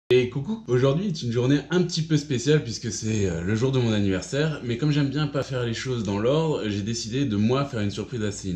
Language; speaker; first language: French; native; French